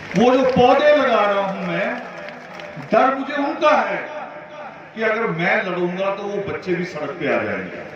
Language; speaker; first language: Hindi; non-native, local second language; Punjabi